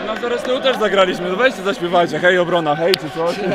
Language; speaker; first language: Polish; native; Polish